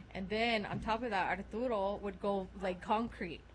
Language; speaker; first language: English; early bilingual, other home language; Spanish